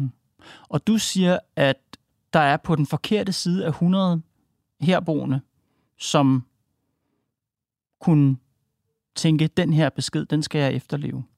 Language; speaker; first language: Danish; native; Danish